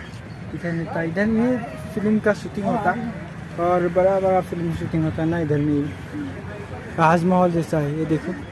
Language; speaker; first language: Hindi; non-native, local second language; Assamese